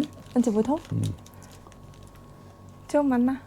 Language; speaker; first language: Korean; non-native, learner; Vietnamese